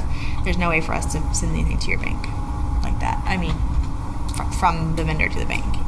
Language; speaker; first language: English; native; English